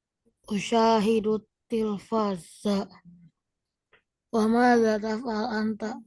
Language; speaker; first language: Arabic; non-native, learner; Indonesian